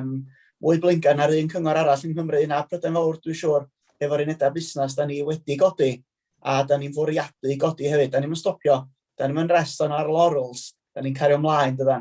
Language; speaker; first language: Welsh; native; Welsh